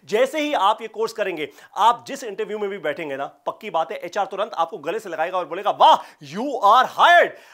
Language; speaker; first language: Hindi; native; Hindi